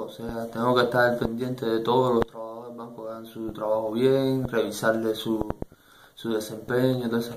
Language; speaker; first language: Spanish; native; Spanish